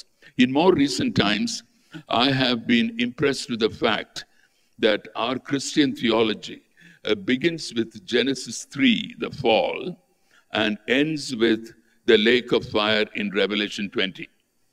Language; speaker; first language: English; non-native, local second language; Tamil